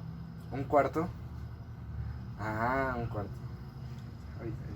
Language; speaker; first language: Spanish; native; Spanish